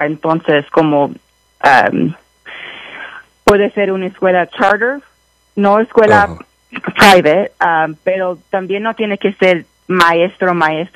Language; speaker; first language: Spanish; early bilingual, heritage; Spanish